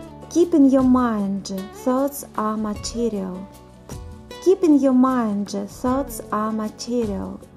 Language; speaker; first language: English; non-native, fluent; Russian